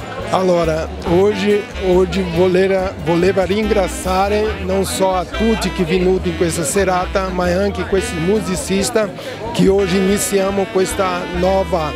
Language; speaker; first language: Italian; non-native, learner; Portuguese